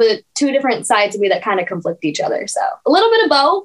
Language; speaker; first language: English; native; English